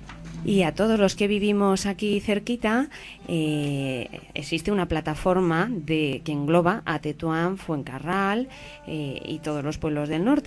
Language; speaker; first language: Spanish; native; Spanish